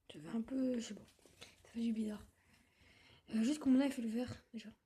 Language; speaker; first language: French; native; French